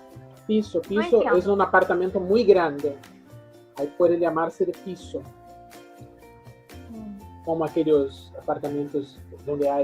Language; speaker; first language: Spanish; non-native, fluent; Portuguese